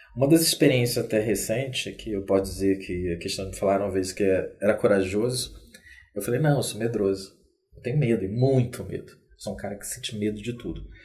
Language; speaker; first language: Portuguese; native; Portuguese